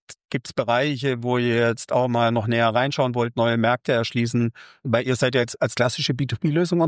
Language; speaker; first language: German; native; German